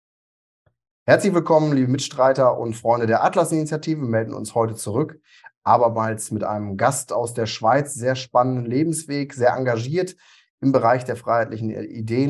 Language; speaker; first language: German; native; German